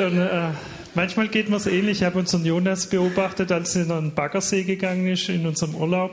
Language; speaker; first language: German; native; German